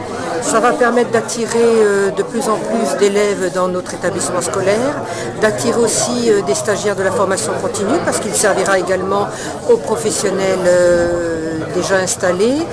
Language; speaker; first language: French; native; French